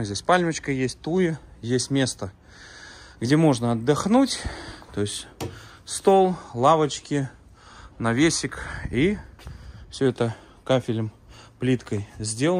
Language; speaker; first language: Russian; native; Russian